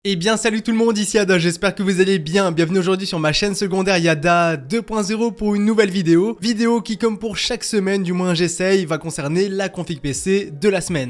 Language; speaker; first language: French; native; French